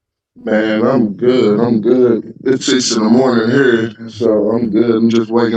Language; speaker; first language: English; native; English